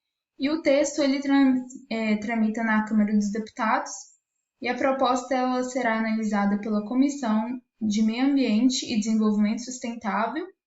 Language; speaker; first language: Portuguese; native; Portuguese